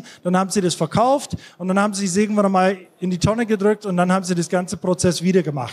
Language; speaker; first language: German; non-native, fluent; English